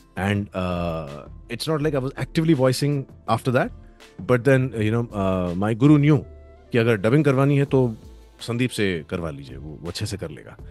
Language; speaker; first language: Hindi; native; Hindi